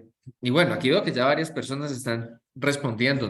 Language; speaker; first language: Spanish; native; Spanish